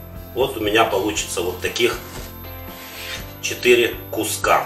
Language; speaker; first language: Russian; non-native, local second language; Ukrainian